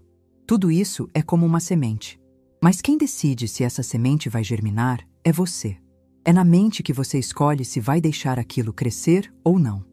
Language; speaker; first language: Portuguese; native; Portuguese